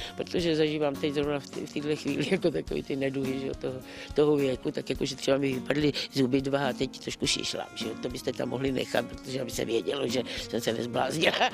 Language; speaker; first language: Czech; native; Czech